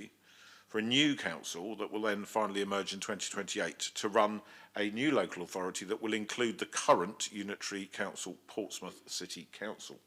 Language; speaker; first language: English; native; English